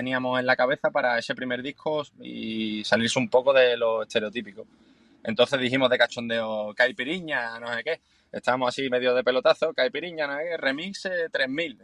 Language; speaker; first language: Spanish; native; Spanish